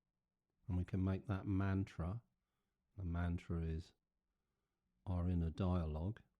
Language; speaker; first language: English; native; English